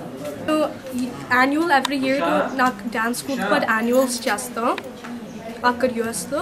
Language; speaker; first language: Telugu; early bilingual, heritage; Telugu